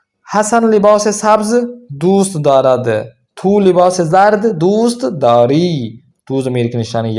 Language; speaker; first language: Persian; non-native, fluent; Urdu